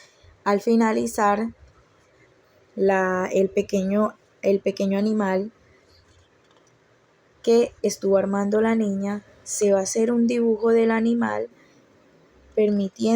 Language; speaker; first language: Spanish; native; Spanish